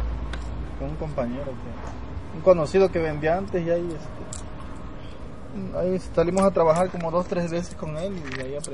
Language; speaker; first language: Spanish; native; Spanish